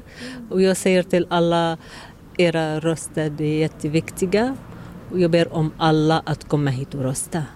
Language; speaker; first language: Swedish; non-native, learner; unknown